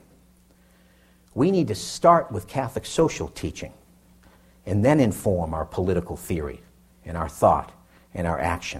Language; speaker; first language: English; native; English